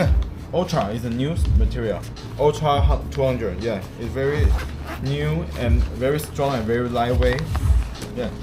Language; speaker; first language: English; non-native, learner; Chinese